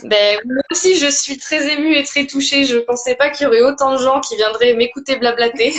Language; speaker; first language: French; early bilingual, other home language; Portuguese